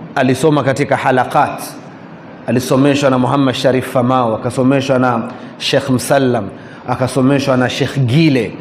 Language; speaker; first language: Swahili; native; Swahili